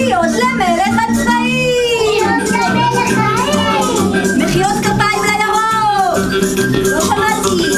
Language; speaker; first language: Hebrew; native; Hebrew